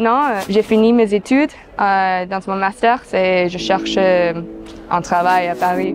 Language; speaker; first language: French; non-native, learner; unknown